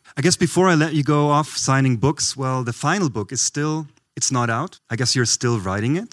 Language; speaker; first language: English; non-native, fluent; German